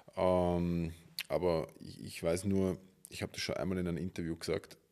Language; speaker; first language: German; native; German